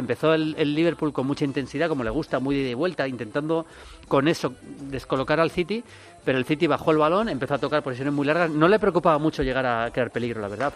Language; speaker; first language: Spanish; native; Spanish